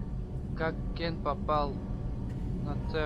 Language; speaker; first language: Russian; native; Russian